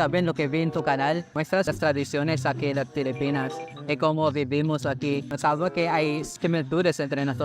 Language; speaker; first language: Spanish; non-native, fluent; Filipino